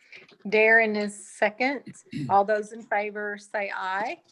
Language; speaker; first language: English; native; English